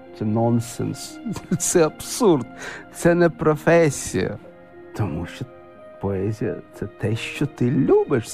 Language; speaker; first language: Ukrainian; non-native, local second language; Russian